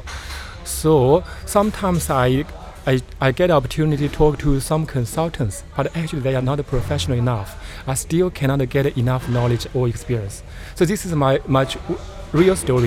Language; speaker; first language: English; non-native, learner; Chinese